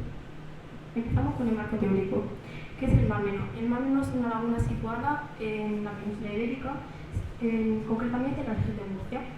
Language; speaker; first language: Spanish; early bilingual, other home language; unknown